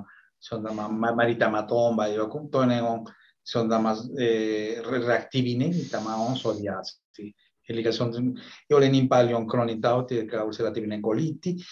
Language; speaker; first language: Finnish; non-native, fluent; Spanish